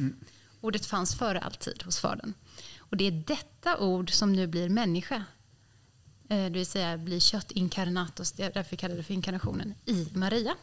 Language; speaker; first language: Swedish; native; Swedish